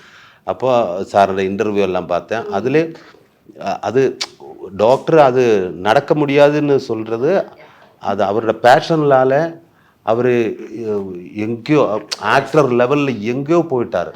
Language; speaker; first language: Tamil; non-native, learner; Malayalam